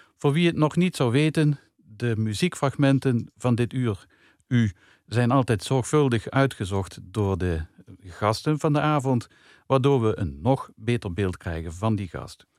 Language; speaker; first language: Dutch; native; Dutch